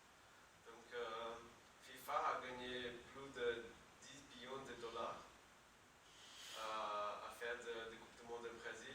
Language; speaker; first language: French; non-native, learner; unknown